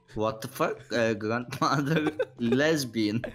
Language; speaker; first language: English; non-native, learner; Turkish